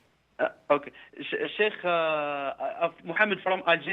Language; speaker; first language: English; non-native, learner; Arabic